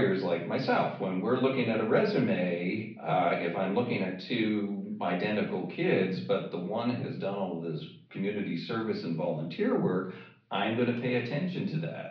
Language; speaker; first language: English; native; English